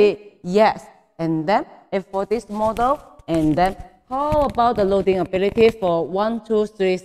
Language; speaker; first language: English; non-native, fluent; Chinese